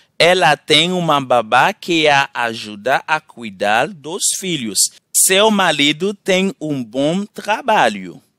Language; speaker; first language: Portuguese; non-native, learner; Haitian Creole